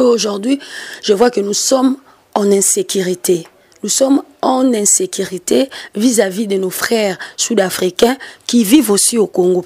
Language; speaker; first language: French; non-native, local second language; Lingala